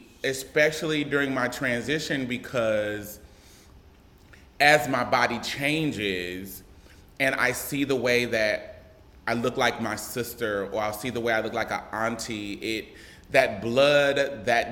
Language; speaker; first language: English; native; English